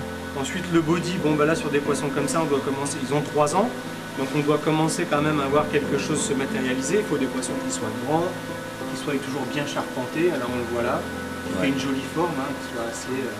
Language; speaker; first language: French; native; French